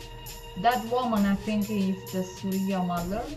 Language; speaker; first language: English; non-native, learner; Italian